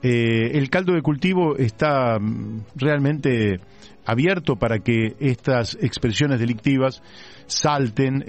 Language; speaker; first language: Spanish; native; Spanish